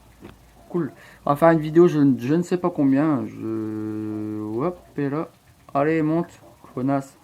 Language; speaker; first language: French; native; French